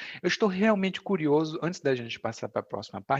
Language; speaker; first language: Portuguese; native; Portuguese